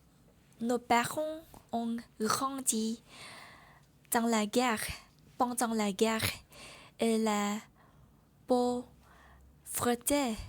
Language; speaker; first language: French; non-native, learner; Vietnamese